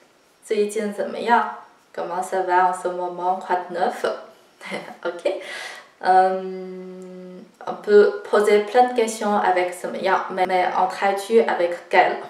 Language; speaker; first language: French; non-native, fluent; Chinese